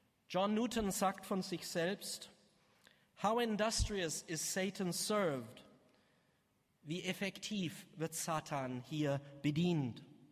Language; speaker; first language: German; native; German